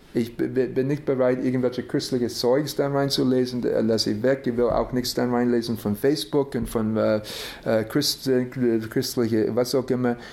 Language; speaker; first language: German; non-native, fluent; English